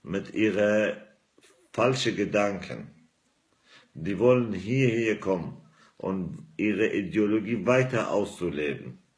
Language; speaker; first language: German; non-native, fluent; Kurdish